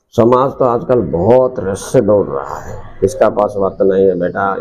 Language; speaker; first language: Hindi; non-native, local second language; Odia